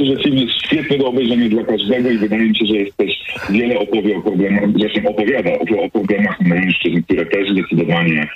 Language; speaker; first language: Polish; native; Polish